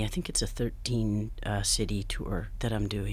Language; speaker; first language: English; native; English